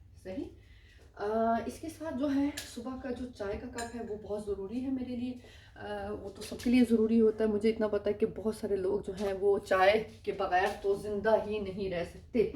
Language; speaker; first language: Urdu; non-native, local second language; Punjabi